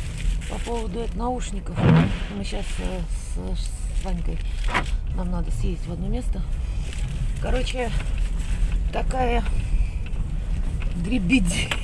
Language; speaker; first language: Russian; native; Russian